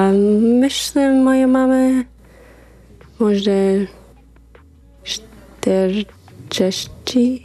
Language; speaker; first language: Polish; early bilingual, heritage; English